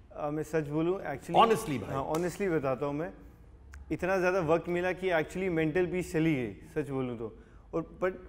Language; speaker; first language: Hindi; native; Hindi